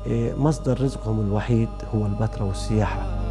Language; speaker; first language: Arabic; native; Arabic